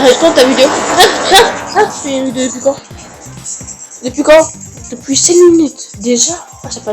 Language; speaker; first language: French; early bilingual, other home language; Romanian